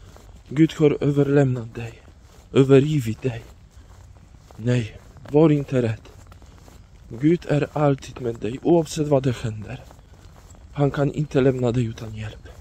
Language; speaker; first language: Swedish; non-native, fluent; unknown